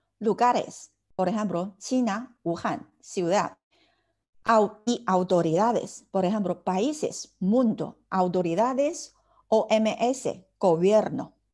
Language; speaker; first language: Spanish; non-native, fluent; Chinese